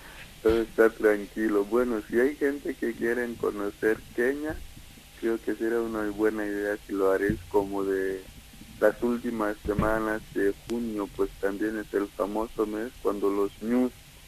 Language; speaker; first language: Spanish; non-native, fluent; Kikuyu